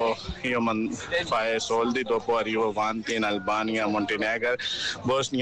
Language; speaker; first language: Italian; non-native, learner; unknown